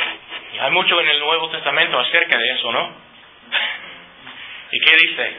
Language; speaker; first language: Spanish; non-native, fluent; English